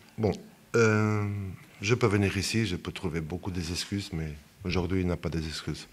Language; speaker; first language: French; non-native, fluent; Portuguese